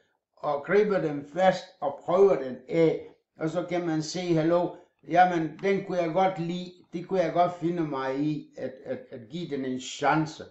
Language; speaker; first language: Danish; non-native, fluent; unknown